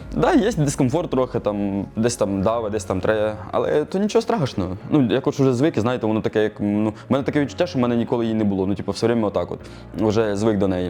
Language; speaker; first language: Ukrainian; native; Ukrainian